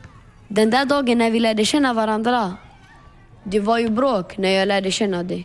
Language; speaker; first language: Swedish; early bilingual, other home language; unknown